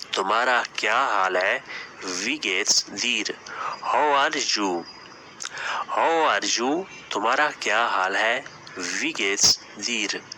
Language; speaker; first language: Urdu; native; Urdu